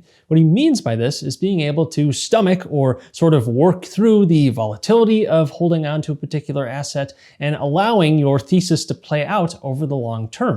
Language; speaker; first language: English; native; English